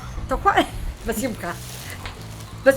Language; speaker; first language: Hebrew; non-native, learner; Amharic